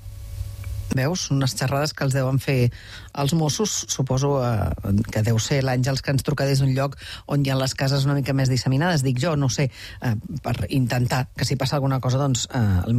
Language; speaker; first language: Catalan; native; Catalan